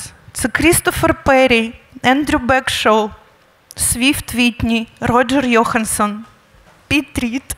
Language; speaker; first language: Ukrainian; native; Ukrainian